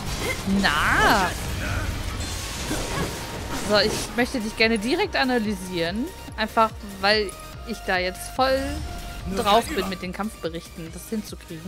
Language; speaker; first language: German; native; German